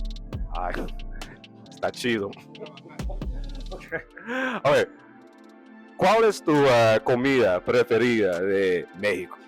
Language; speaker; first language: Spanish; non-native, fluent; English